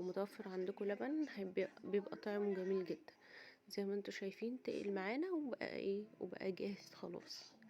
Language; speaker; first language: Arabic; native; Arabic